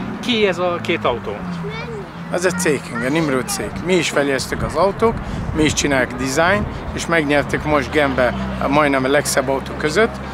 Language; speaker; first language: Hungarian; non-native, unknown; Arabic